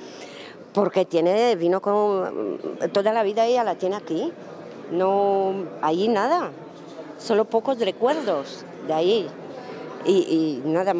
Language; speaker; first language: Spanish; non-native, fluent; Romanian